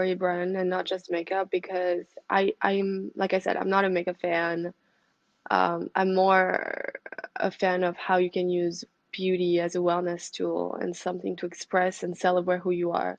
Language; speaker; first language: English; non-native, fluent; French